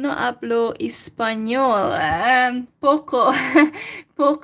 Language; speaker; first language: Spanish; non-native, learner; Hungarian